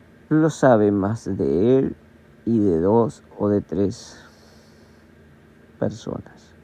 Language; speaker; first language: Spanish; native; Spanish